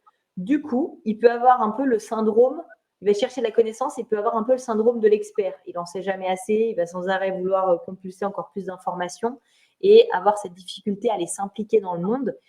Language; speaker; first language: French; native; French